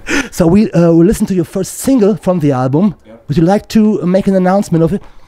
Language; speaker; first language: English; non-native, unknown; German